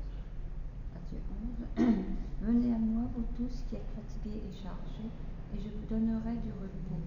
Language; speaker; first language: French; native; French